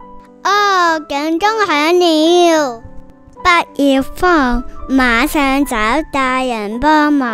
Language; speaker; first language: Chinese; non-native, local second language; Cantonese